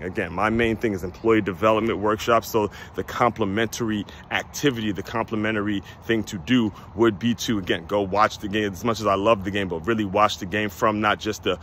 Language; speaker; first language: English; native; English